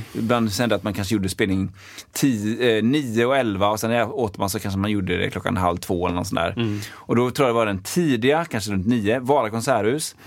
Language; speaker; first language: Swedish; native; Swedish